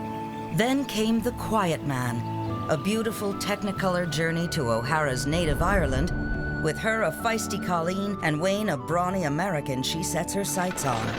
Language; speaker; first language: English; native; English